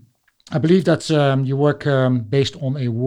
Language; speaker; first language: English; non-native, fluent; Dutch